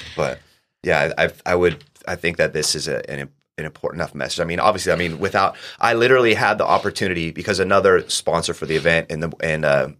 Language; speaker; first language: English; native; English